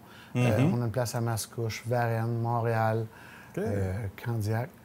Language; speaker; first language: French; native; French